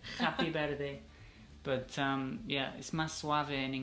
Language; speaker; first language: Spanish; non-native, fluent; English